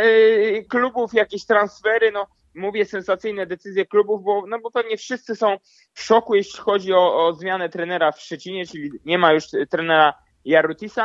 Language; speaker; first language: Polish; native; Polish